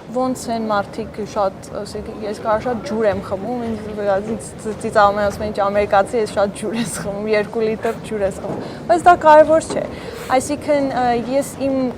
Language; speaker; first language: Armenian; early bilingual, heritage; Armenian